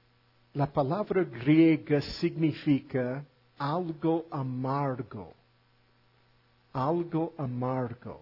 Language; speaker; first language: Spanish; non-native, fluent; English